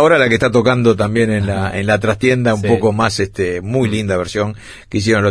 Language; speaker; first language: Spanish; native; Spanish